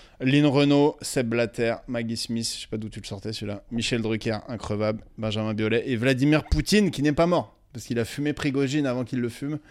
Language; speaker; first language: French; native; French